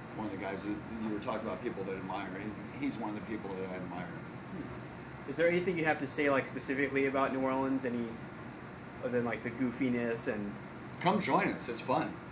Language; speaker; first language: English; native; English